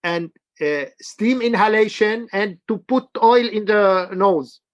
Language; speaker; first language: English; non-native, learner; Arabic